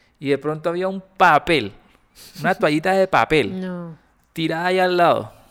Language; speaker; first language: Spanish; native; Spanish